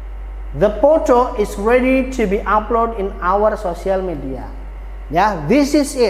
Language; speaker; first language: English; non-native, fluent; Indonesian